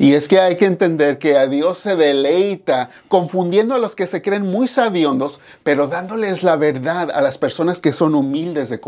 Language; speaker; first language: Spanish; native; Spanish